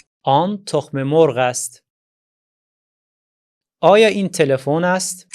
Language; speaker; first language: Persian; non-native, fluent; Azerbaijani